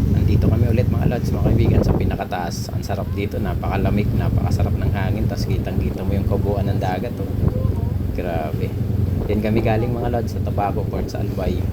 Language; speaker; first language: Filipino; non-native, local second language; Bikol